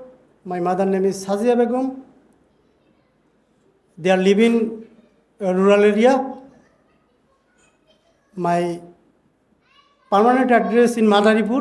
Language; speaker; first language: English; non-native, learner; Bangla